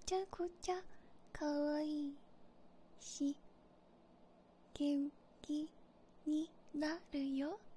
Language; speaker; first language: Japanese; non-native, learner; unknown